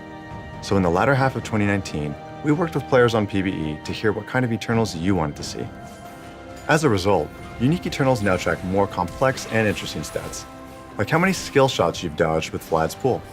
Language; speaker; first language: English; native; English